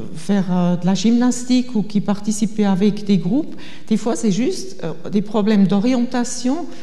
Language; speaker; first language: French; non-native, fluent; German